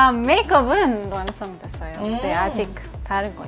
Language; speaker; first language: Korean; non-native, learner; Arabic